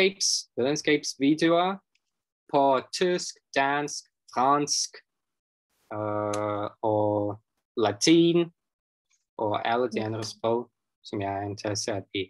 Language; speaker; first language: Danish; non-native, fluent; Russian